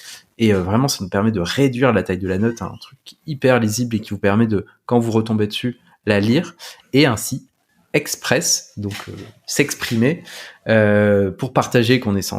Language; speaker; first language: French; native; French